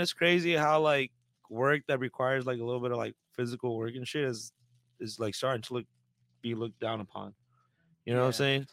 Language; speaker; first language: English; early bilingual, other home language; Spanish